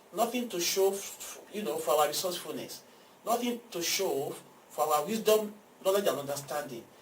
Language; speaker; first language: English; non-native, local second language; Yoruba